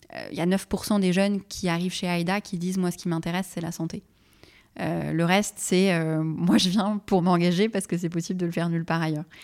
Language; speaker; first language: French; non-native, local second language; Arabic